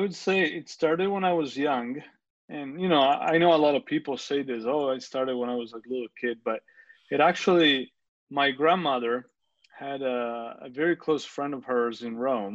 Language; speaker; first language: English; non-native, fluent; Italian